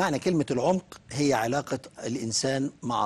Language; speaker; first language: Arabic; native; Arabic